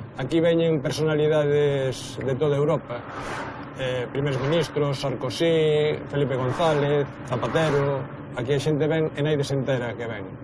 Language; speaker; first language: Galician; native; Galician